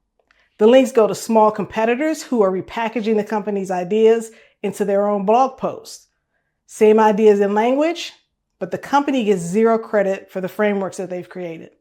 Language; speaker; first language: English; native; English